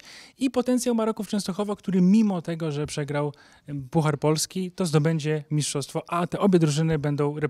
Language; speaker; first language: Polish; native; Polish